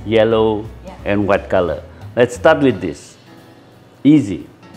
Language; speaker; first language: English; non-native, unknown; Indonesian